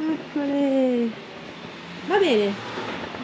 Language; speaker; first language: Italian; native; Italian